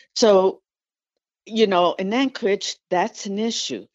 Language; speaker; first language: English; non-native, fluent; Spanish